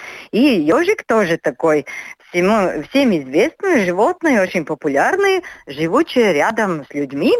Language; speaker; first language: Russian; non-native, local second language; Latvian